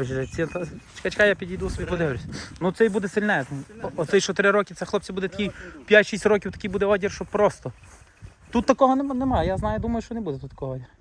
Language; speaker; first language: Ukrainian; native; Ukrainian